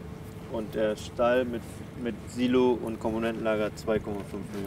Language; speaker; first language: German; native; German